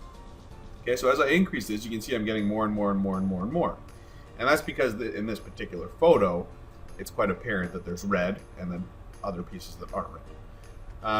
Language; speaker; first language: English; native; English